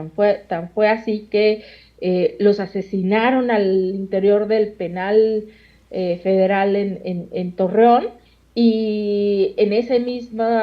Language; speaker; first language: Spanish; native; Spanish